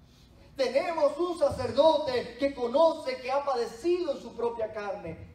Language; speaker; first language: Spanish; native; Spanish